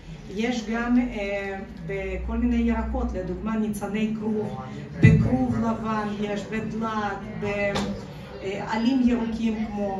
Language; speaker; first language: Hebrew; non-native, fluent; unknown